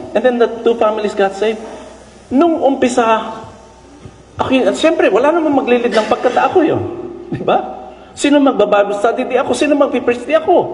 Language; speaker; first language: Filipino; non-native, local second language; Iloko